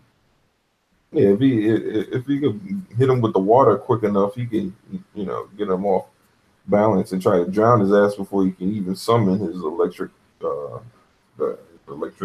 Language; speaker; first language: English; native; English